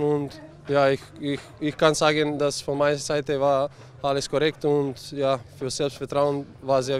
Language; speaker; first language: German; non-native, learner; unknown